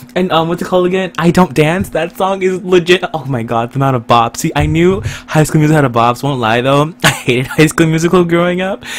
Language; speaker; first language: English; native; English